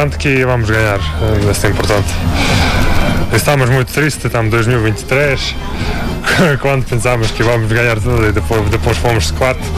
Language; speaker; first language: Portuguese; non-native, learner; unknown